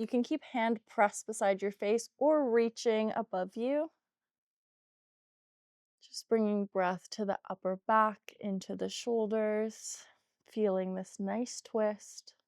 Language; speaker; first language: English; native; English